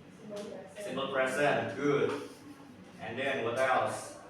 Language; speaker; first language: English; non-native, learner; Indonesian